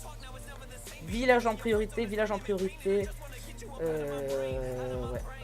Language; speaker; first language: French; native; French